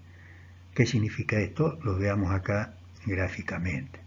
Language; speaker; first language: Spanish; native; Spanish